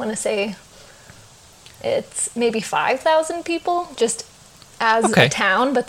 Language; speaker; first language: English; native; English